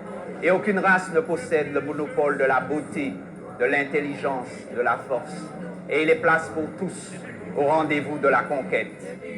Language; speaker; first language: French; native; French